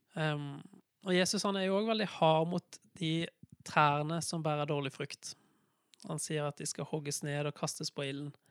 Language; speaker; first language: Norwegian; native; Norwegian